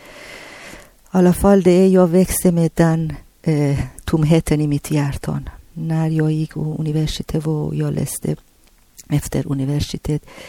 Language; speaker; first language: Swedish; non-native, learner; Persian